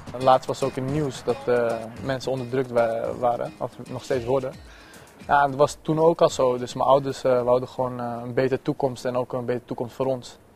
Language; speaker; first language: Dutch; early bilingual, other home language; Persian